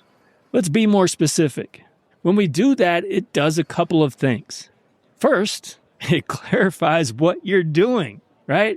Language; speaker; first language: English; native; English